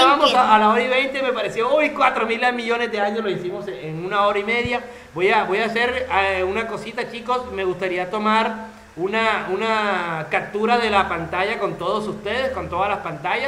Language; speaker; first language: Spanish; native; Spanish